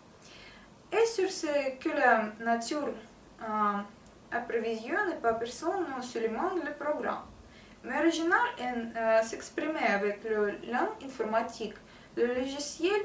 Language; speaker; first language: French; non-native, learner; Russian